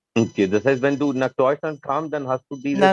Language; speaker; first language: German; non-native, learner; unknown